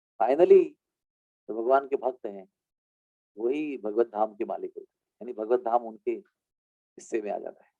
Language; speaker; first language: Hindi; non-native, local second language; Marathi